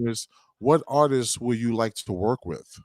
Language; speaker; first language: English; native; English